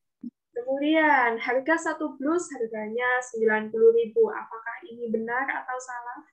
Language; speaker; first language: Indonesian; native; Indonesian